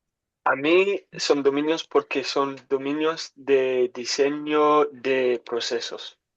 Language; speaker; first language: Spanish; non-native, learner; English